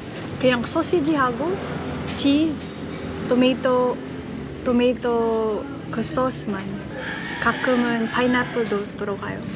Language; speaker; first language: Korean; non-native, learner; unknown